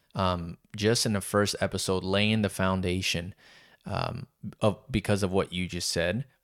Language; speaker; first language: English; non-native, fluent; Portuguese